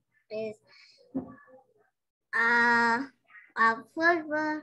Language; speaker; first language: English; non-native, learner; Vietnamese